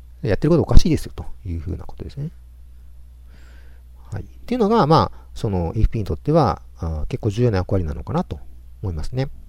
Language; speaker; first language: Japanese; native; Japanese